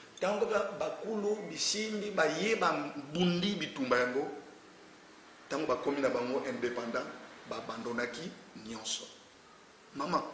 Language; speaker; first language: Lingala; non-native, local second language; Kongo